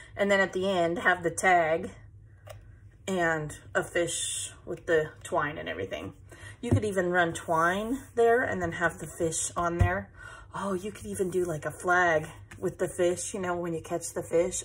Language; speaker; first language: English; native; English